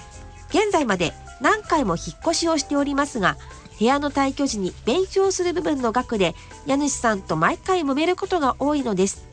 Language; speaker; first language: Japanese; native; Japanese